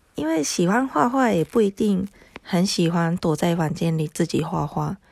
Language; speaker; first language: Chinese; non-native, fluent; Japanese